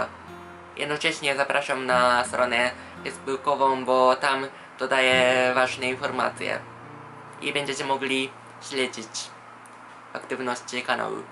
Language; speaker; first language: Polish; non-native, fluent; Japanese